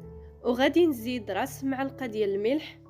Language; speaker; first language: Arabic; native; Arabic